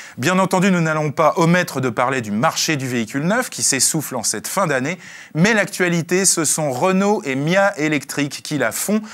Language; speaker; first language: French; native; French